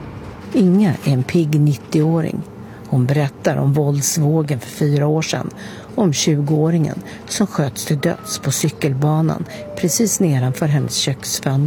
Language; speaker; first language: Swedish; native; Swedish